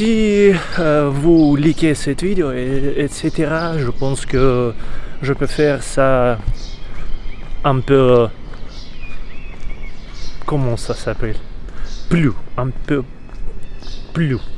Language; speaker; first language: French; non-native, learner; Russian